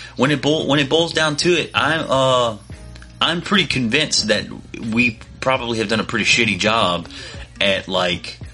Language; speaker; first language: English; native; English